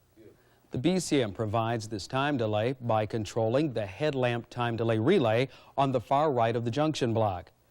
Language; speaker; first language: English; native; English